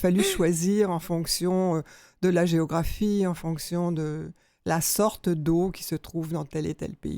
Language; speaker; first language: French; native; French